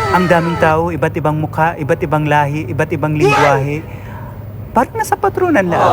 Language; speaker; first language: Filipino; non-native, local second language; Waray